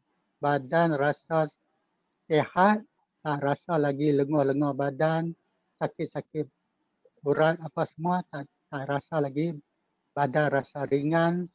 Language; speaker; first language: Malay; native; Malay